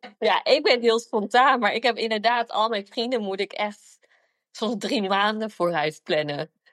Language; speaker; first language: Dutch; early bilingual, other home language; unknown